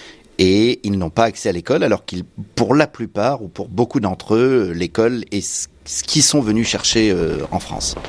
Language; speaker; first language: French; native; French